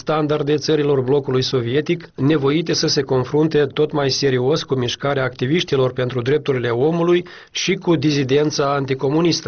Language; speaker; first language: Romanian; native; Romanian